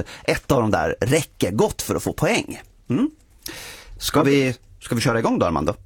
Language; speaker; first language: Swedish; native; Swedish